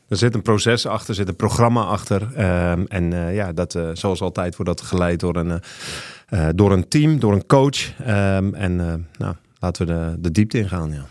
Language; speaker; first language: Dutch; native; Dutch